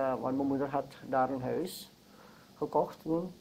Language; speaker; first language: Dutch; non-native, local second language; Sranan Tongo